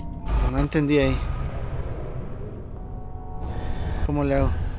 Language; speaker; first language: Spanish; native; Spanish